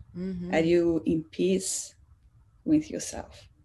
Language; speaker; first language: English; non-native, fluent; Portuguese